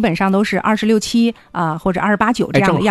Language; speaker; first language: Chinese; native; Chinese